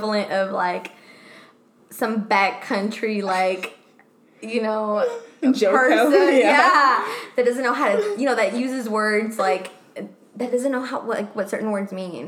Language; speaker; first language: English; non-native, fluent; Spanish